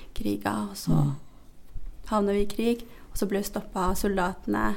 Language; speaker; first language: Norwegian; non-native, fluent; Hazaragi